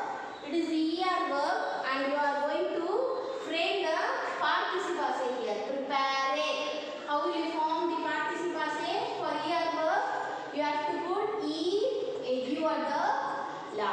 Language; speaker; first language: English; non-native, local second language; Tamil